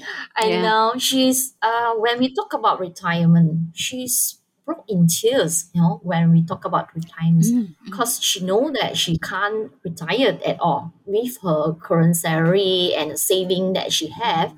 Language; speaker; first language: English; non-native, local second language; Chinese